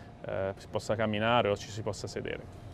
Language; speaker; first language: Italian; native; Italian